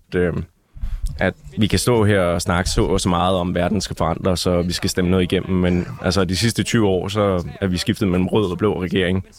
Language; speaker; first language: Danish; native; Danish